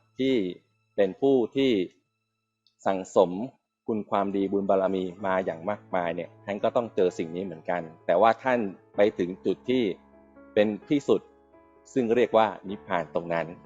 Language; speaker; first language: Thai; native; Thai